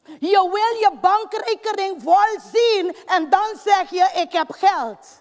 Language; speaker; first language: Dutch; non-native, fluent; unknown